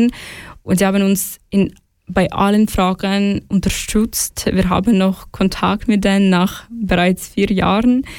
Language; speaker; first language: German; non-native, fluent; Ukrainian